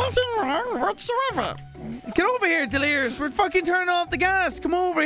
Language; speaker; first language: English; native; English